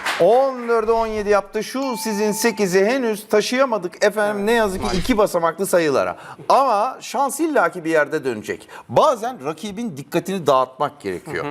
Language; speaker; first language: Turkish; native; Turkish